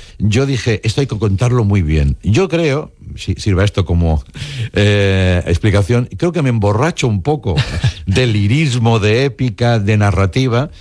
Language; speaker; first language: Spanish; non-native, local second language; Catalan